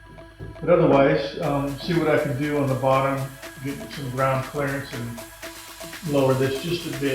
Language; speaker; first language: English; native; English